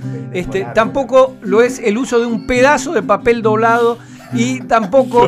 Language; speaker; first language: Spanish; native; Spanish